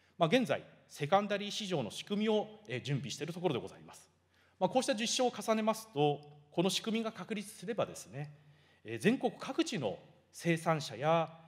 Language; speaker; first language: Japanese; native; Japanese